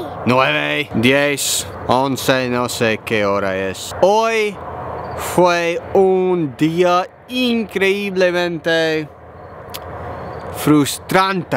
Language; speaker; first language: Spanish; non-native, learner; English